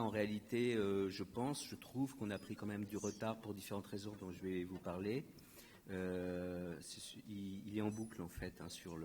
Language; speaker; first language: French; native; French